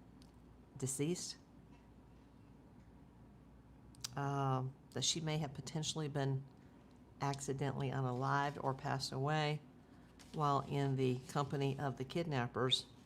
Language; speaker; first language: English; native; English